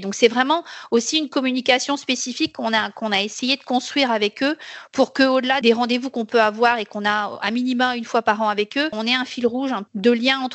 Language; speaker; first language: French; native; French